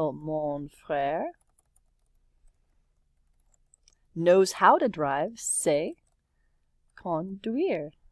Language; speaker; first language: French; non-native, fluent; English